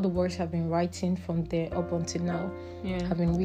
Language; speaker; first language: English; non-native, local second language; Igbo